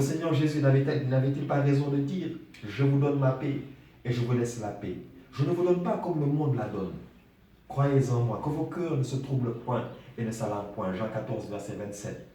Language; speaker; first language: French; non-native, local second language; Wolof